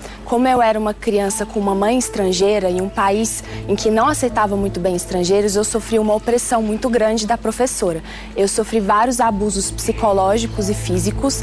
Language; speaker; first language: Portuguese; early bilingual, other home language; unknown